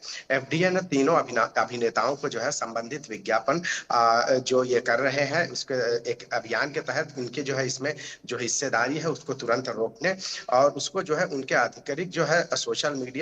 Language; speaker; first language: Hindi; native; Hindi